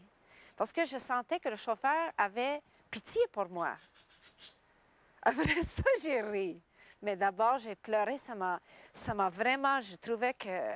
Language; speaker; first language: French; non-native, local second language; English